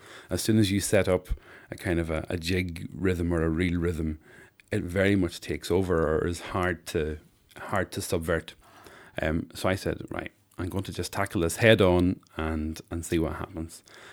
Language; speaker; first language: English; native; English